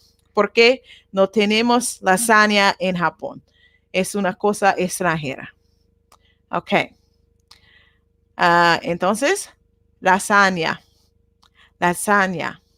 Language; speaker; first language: Spanish; non-native, learner; Japanese